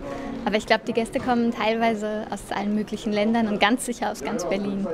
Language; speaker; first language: German; native; German